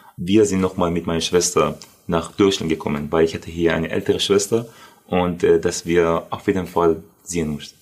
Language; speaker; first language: German; non-native, learner; Persian